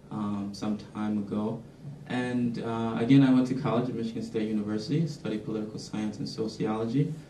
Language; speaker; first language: English; native; English